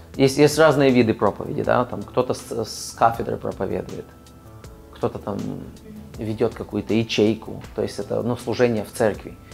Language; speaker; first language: Russian; early bilingual, other home language; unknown